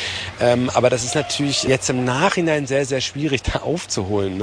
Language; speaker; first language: German; native; German